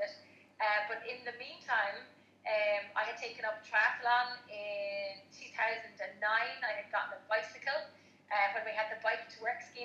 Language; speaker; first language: English; native; English